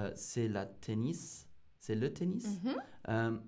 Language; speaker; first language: French; non-native, fluent; English